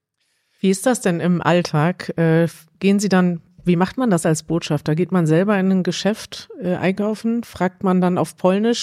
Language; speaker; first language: German; native; German